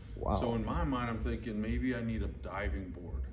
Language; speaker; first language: English; native; English